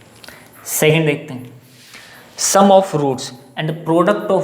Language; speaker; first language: Hindi; native; Hindi